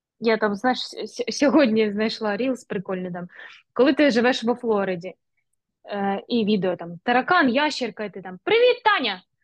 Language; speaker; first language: Ukrainian; native; Ukrainian